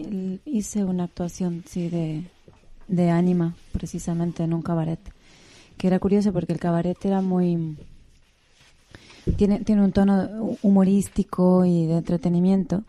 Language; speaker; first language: Spanish; native; Spanish